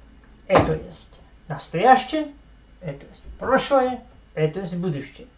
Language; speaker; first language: Russian; non-native, fluent; Slovak